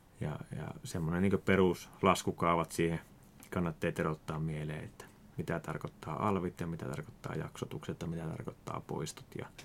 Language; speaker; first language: Finnish; native; Finnish